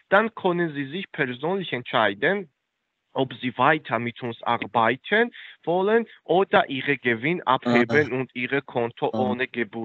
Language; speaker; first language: German; non-native, fluent; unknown